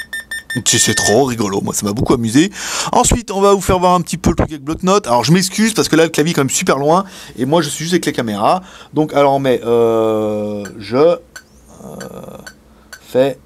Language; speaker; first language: French; native; French